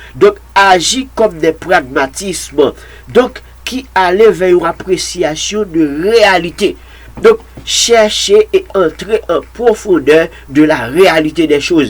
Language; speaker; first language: French; non-native, local second language; Haitian Creole